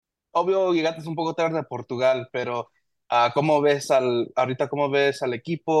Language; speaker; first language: Spanish; early bilingual, heritage; English